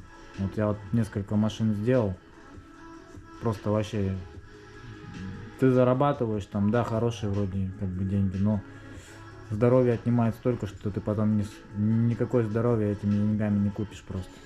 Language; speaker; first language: Russian; native; Russian